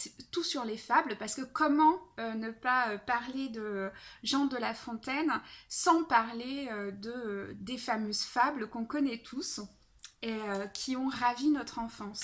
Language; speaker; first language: French; native; French